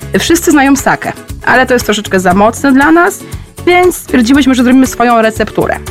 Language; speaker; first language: Polish; native; Polish